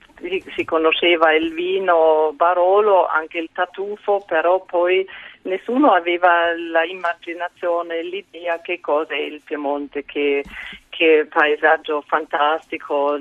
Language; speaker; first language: Italian; non-native, fluent; German